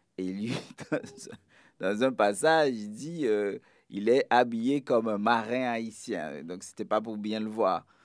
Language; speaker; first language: French; non-native, local second language; Haitian Creole